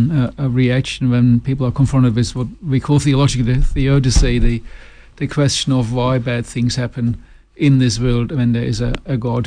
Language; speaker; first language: English; non-native, fluent; German